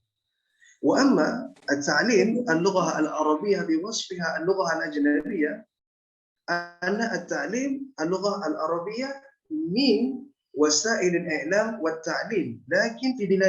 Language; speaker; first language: Arabic; non-native, fluent; Indonesian